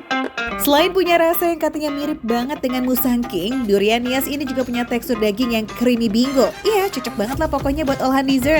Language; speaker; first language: Indonesian; native; Indonesian